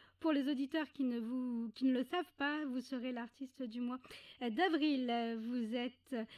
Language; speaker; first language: French; native; French